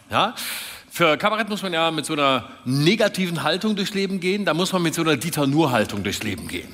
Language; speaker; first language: German; native; German